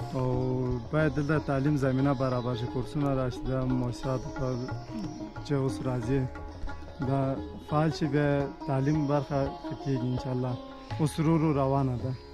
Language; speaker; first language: Pashto; non-native, local second language; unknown